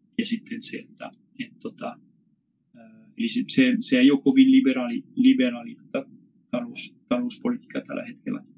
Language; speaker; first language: Finnish; non-native, fluent; French